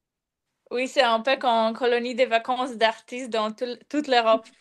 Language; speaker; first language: French; non-native, fluent; Polish